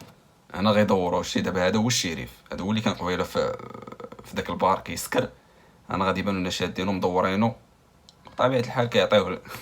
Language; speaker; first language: Arabic; native; Arabic